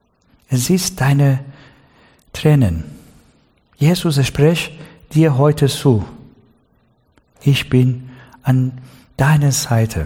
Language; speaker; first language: German; non-native, learner; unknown